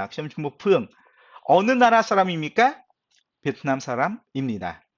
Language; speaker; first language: Korean; non-native, fluent; Khmer